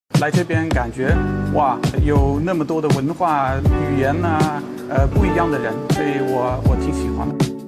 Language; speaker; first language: Chinese; non-native, fluent; Dutch